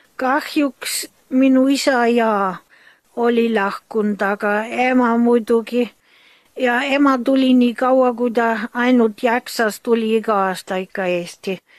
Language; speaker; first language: Estonian; early bilingual, heritage; German